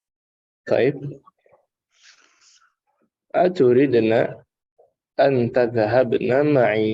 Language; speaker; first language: Arabic; non-native, fluent; Indonesian